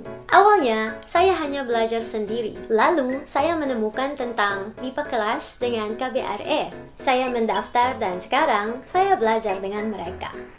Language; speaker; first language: Indonesian; non-native, learner; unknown